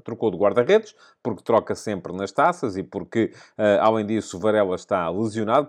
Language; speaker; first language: Portuguese; native; Portuguese